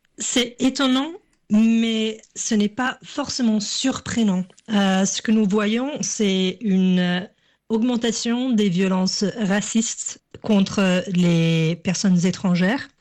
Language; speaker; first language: French; non-native, fluent; English